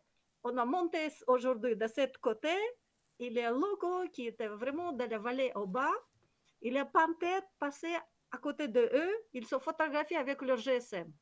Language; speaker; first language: French; non-native, learner; Kyrgyz